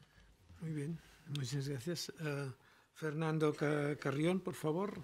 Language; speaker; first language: Spanish; non-native, local second language; Catalan